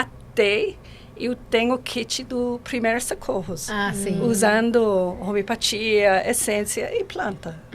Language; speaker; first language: Portuguese; non-native, learner; English